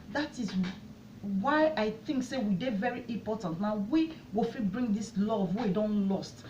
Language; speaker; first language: Nigerian Pidgin; non-native, local second language; Bini